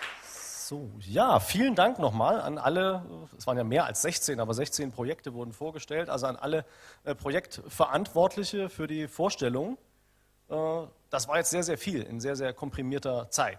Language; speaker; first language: German; native; German